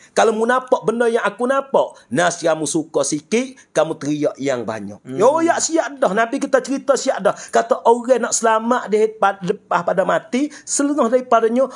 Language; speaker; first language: Malay; native; Malay